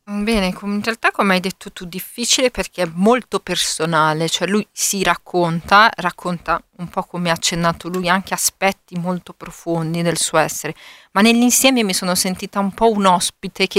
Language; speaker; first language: Italian; native; Italian